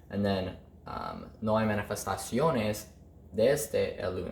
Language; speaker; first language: Spanish; non-native, learner; English